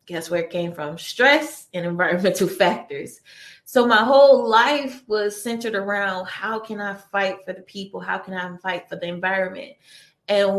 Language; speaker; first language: English; native; English